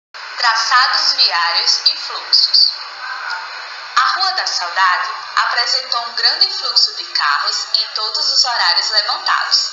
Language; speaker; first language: Portuguese; native; Portuguese